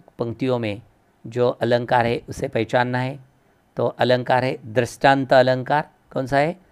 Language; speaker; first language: Hindi; non-native, local second language; Marathi